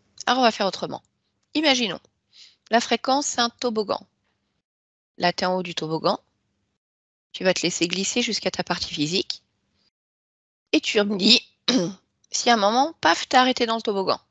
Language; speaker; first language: French; native; French